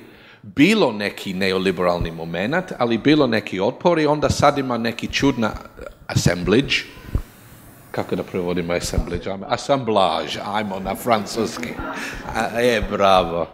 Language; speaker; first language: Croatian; non-native, learner; English